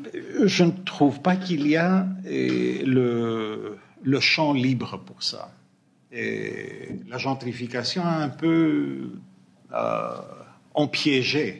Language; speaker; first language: French; non-native, fluent; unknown